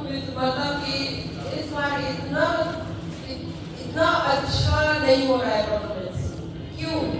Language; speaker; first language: Hindi; non-native, local second language; Manipuri